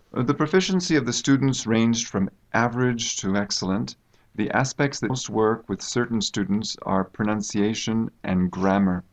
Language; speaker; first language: English; native; English